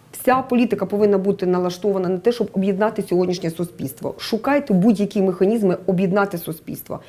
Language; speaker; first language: Ukrainian; native; Ukrainian